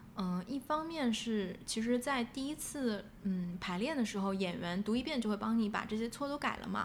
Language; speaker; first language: Chinese; native; Chinese